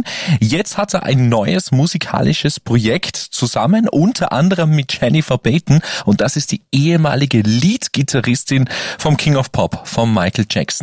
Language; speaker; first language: German; native; German